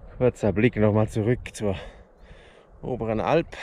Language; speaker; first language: German; native; German